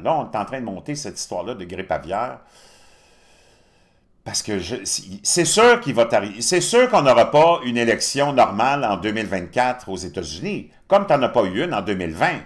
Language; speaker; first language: French; native; French